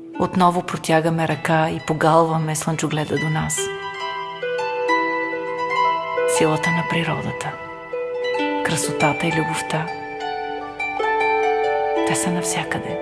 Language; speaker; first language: Bulgarian; native; Bulgarian